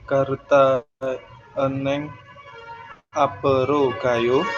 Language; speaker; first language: Korean; non-native, learner; Indonesian